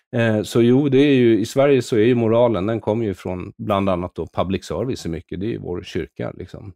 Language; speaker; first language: Swedish; native; Swedish